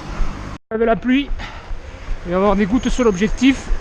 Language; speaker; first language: French; native; French